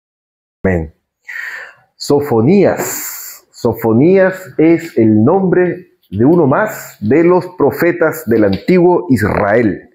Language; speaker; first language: Spanish; native; Spanish